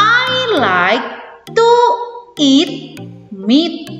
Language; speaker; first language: English; non-native, fluent; Indonesian